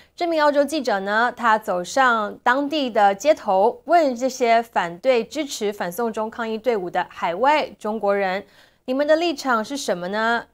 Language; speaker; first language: Chinese; native; Chinese